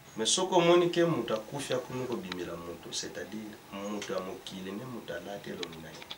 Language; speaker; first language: Lingala; non-native, local second language; Kongo